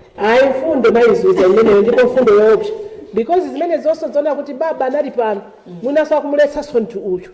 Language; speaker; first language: Nyanja; native; Nyanja